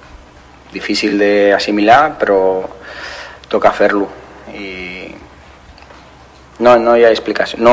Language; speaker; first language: Catalan; non-native, fluent; Spanish